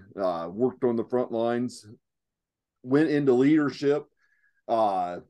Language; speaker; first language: English; native; English